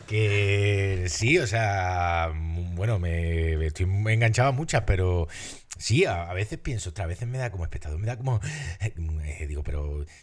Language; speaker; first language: Spanish; native; Spanish